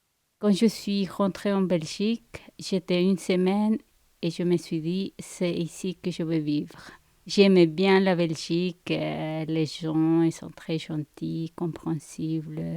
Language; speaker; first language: French; non-native, fluent; Spanish